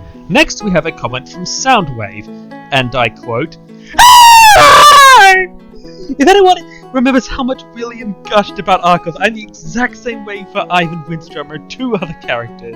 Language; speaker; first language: English; native; English